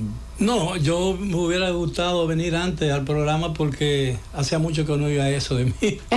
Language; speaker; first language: Spanish; native; Spanish